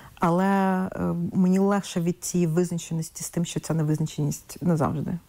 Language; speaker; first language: Ukrainian; non-native, local second language; Russian